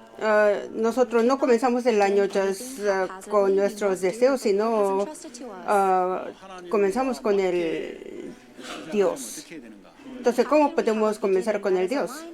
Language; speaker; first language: Spanish; non-native, fluent; Korean